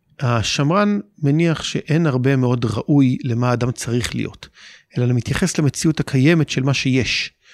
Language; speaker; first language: Hebrew; native; Hebrew